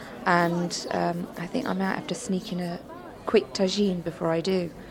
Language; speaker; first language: English; native; English